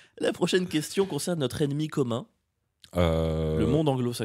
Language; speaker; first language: French; native; French